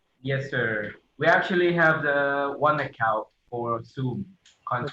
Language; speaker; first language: English; non-native, fluent; Thai